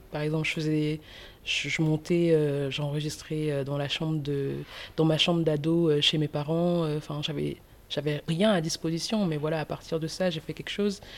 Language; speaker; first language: French; early bilingual, other home language; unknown